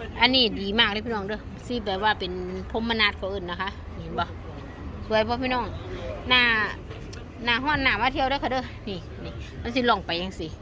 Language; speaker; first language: Thai; non-native, local second language; Lao